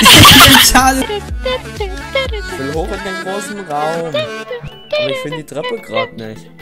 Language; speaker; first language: German; native; German